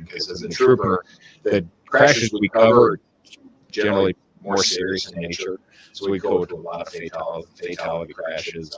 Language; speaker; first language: English; native; English